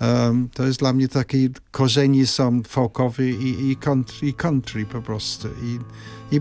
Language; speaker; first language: Polish; non-native, fluent; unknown